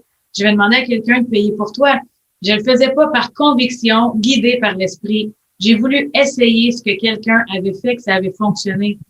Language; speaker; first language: French; native; French